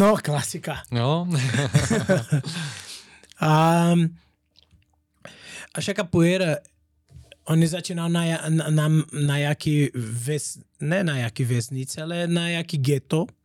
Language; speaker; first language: Czech; non-native, learner; Portuguese